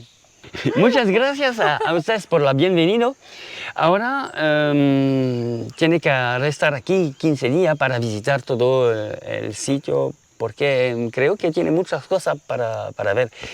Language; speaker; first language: Spanish; non-native, learner; French